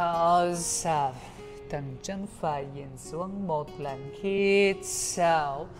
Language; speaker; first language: Vietnamese; non-native, learner; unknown